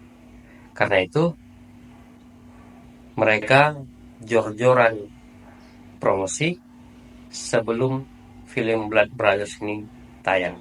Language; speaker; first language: Indonesian; native; Indonesian